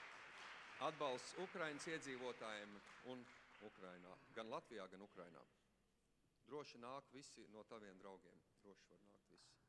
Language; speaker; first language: Latvian; native; Latvian